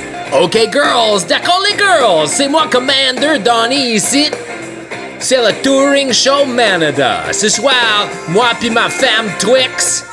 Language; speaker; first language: French; non-native, learner; English